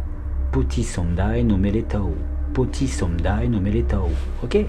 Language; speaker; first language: Romanian; non-native, learner; French